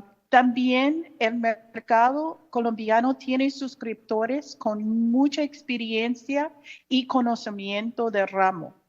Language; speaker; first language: Spanish; non-native, fluent; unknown